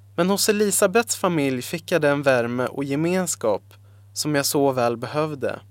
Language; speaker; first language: Swedish; non-native, fluent; Arabic